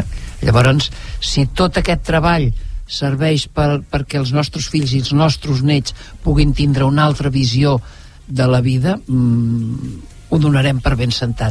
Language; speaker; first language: Catalan; native; Catalan